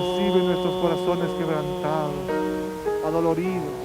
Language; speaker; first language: Spanish; native; Spanish